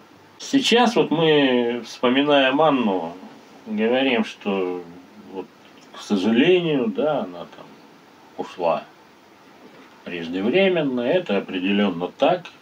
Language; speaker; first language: Russian; native; Russian